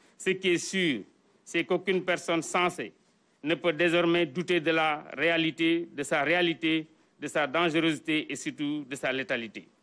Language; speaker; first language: French; non-native, local second language; Wolof